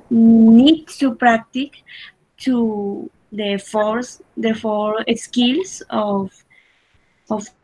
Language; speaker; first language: English; non-native, learner; Spanish